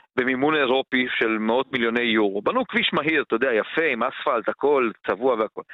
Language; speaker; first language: Hebrew; non-native, fluent; Romanian